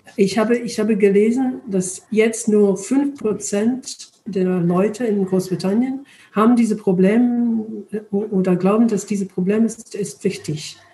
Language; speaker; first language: German; non-native, learner; English